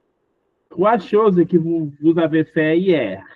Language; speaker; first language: French; non-native, fluent; Portuguese